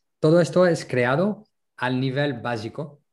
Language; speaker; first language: Spanish; non-native, local second language; French